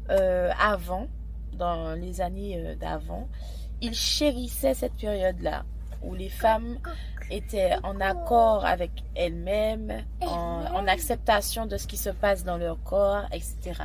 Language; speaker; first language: French; native; French